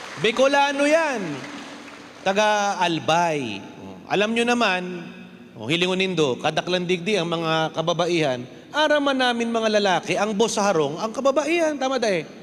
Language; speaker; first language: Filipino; non-native, local second language; Bikol